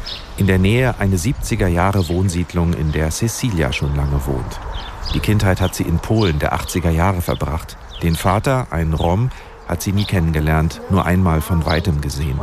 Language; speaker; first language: German; native; German